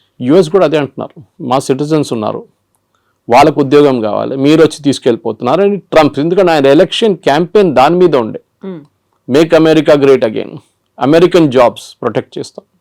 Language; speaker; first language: Telugu; non-native, local second language; Malayalam